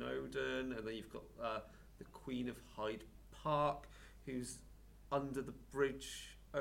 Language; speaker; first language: English; native; English